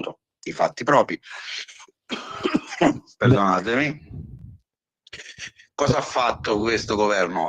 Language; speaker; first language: Italian; native; Italian